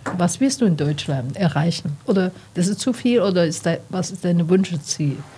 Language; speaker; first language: German; non-native, learner; Chinese